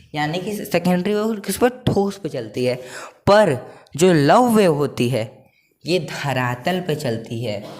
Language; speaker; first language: Hindi; non-native, local second language; Marathi